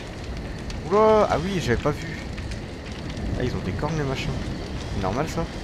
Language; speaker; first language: French; native; French